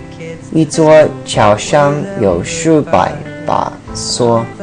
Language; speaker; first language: Chinese; non-native, learner; English